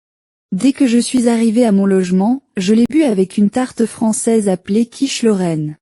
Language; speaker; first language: French; non-native, learner; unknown